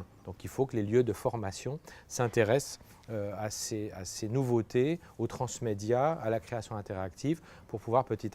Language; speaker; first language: French; native; French